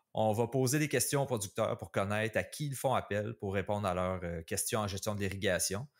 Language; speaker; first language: French; native; French